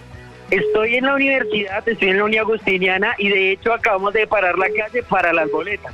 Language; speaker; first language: Spanish; native; Spanish